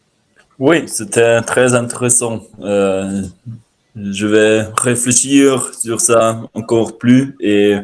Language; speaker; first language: French; non-native, fluent; German